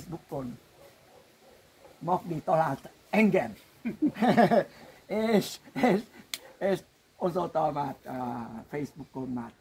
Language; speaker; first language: Hungarian; non-native, learner; Vietnamese